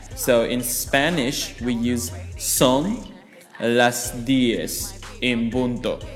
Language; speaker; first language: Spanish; non-native, fluent; Chinese